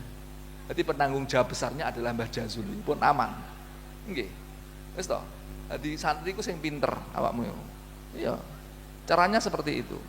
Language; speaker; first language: Indonesian; non-native, local second language; Javanese